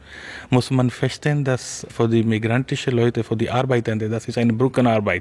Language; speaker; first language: German; non-native, learner; Urdu